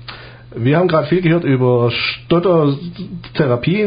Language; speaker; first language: German; native; German